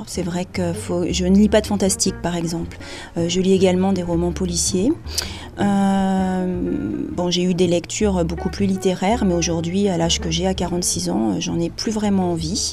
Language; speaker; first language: French; native; French